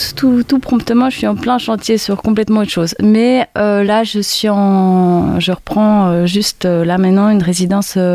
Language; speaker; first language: French; native; French